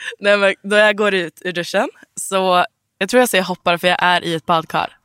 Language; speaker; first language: Swedish; native; Swedish